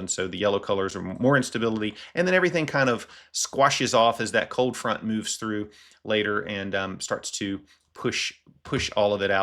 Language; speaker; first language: English; native; English